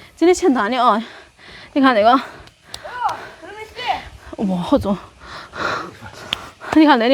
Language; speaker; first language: Chinese; native; Chinese